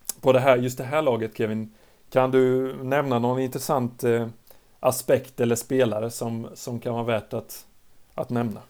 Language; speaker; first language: Swedish; native; Swedish